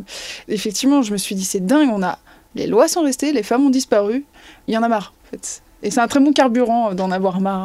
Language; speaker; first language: French; native; French